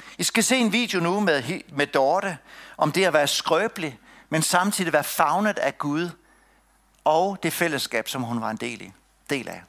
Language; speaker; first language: Danish; native; Danish